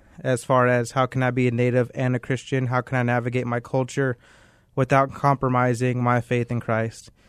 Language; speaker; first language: English; native; English